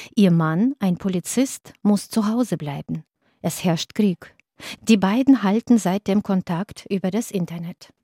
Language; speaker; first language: German; native; German